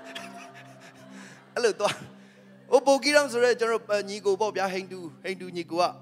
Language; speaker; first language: Burmese; non-native, local second language; Tedim Chin